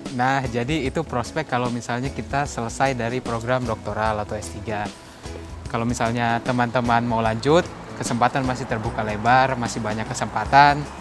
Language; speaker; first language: Indonesian; native; Indonesian